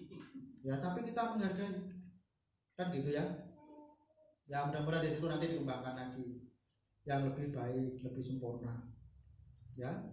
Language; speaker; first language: Indonesian; non-native, local second language; Javanese